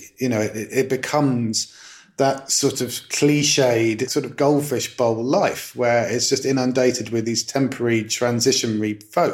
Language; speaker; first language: English; native; English